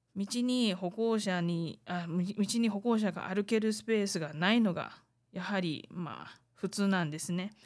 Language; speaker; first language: Japanese; non-native, fluent; Chinese